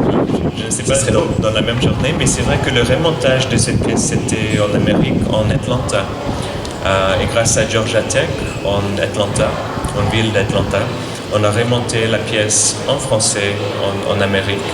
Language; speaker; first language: French; non-native, fluent; English